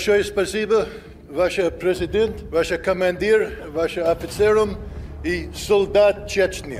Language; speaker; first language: Russian; non-native, learner; English